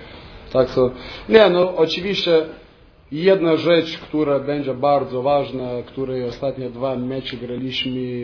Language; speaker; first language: Polish; non-native, fluent; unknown